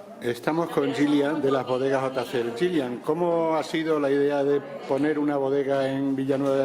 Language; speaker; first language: Spanish; native; Spanish